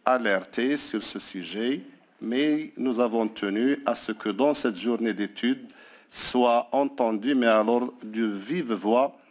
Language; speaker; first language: French; non-native, local second language; Arabic